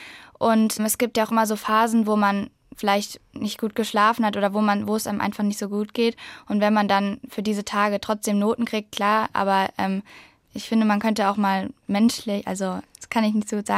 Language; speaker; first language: German; native; German